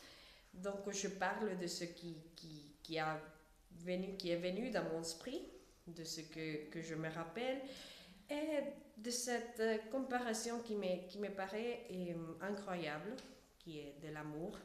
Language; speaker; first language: French; non-native, learner; Spanish